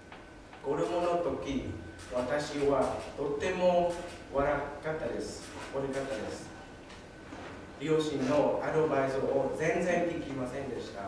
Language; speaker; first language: Japanese; non-native, learner; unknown